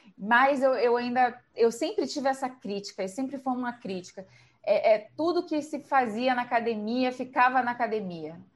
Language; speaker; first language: Portuguese; native; Portuguese